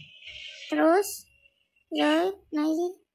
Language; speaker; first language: Vietnamese; non-native, learner; Indonesian